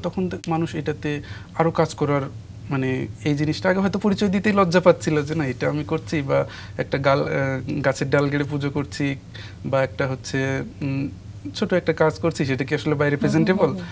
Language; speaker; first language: Bangla; non-native, local second language; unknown